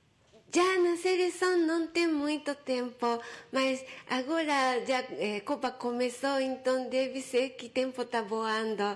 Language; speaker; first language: Portuguese; non-native, fluent; Japanese